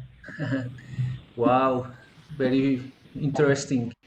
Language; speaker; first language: English; non-native, fluent; Spanish